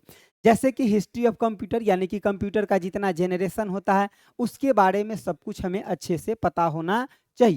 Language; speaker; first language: Hindi; native; Hindi